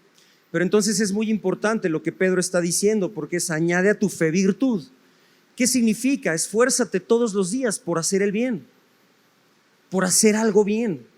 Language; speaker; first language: Spanish; native; Spanish